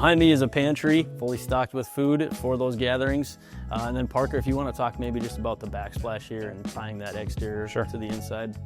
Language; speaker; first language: English; native; English